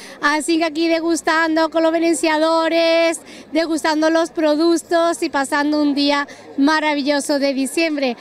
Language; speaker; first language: Spanish; native; Spanish